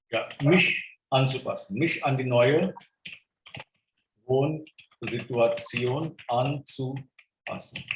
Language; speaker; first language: German; non-native, fluent; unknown